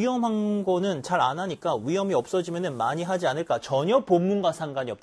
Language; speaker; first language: Korean; native; Korean